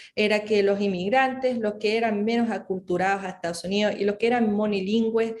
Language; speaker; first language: Spanish; early bilingual, other home language; English